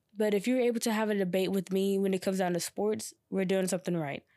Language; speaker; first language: English; native; English